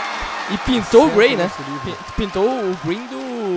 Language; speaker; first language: Portuguese; native; Portuguese